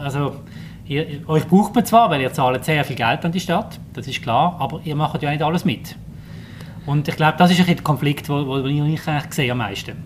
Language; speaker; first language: German; native; German